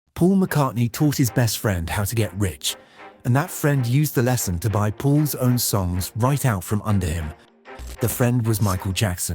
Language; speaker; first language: English; native; English